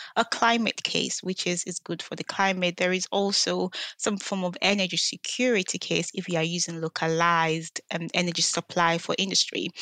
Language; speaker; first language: English; non-native, local second language; Yoruba